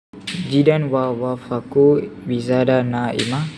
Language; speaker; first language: Arabic; non-native, learner; Malay